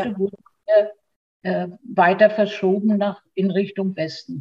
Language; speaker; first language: German; native; German